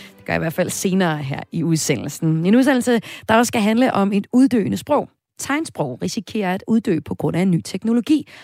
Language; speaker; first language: Danish; native; Danish